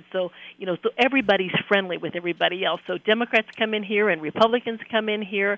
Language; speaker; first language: English; native; English